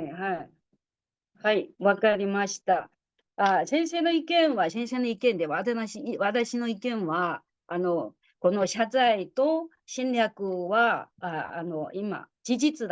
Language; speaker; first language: Japanese; non-native, fluent; Chinese